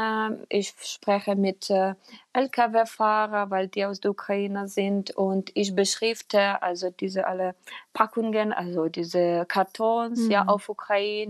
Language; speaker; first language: German; non-native, fluent; Ukrainian